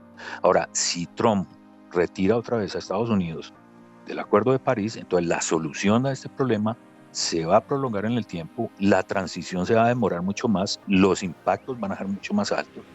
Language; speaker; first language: Spanish; native; Spanish